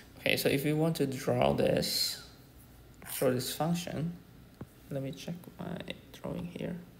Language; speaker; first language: English; non-native, fluent; Indonesian